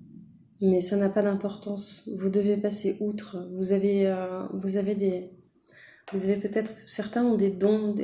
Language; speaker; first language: French; native; French